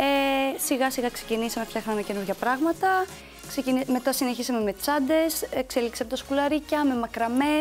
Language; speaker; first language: Greek; native; Greek